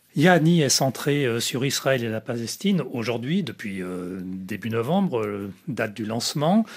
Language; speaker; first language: French; native; French